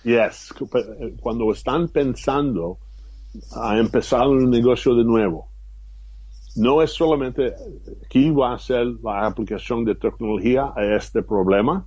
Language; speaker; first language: Spanish; non-native, fluent; English